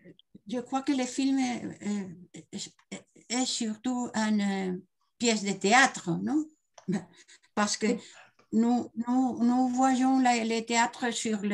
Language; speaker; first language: French; non-native, learner; Spanish